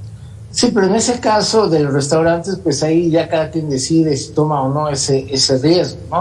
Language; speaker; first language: Spanish; native; Spanish